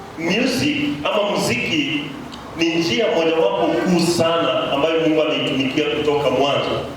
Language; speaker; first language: Swahili; native; Swahili